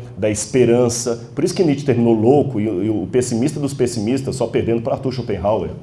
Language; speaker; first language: Portuguese; native; Portuguese